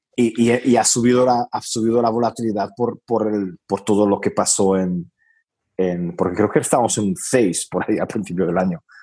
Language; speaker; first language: Spanish; non-native, fluent; Hungarian